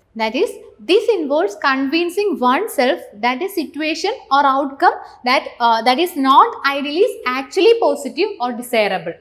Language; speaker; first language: English; non-native, local second language; Malayalam